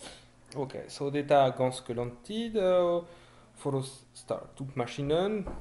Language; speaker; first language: Norwegian; non-native, fluent; French